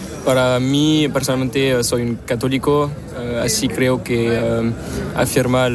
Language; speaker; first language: Spanish; non-native, learner; French